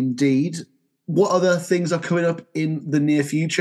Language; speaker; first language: English; native; English